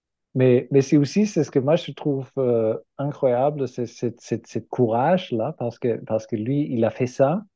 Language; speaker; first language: French; non-native, fluent; German